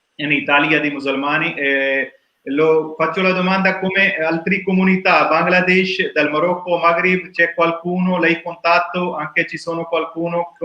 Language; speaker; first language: Italian; non-native, learner; Urdu